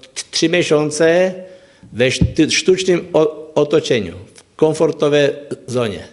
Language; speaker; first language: Polish; non-native, learner; Czech